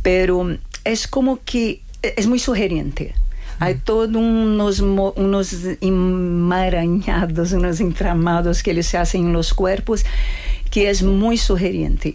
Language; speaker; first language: Spanish; non-native, fluent; Portuguese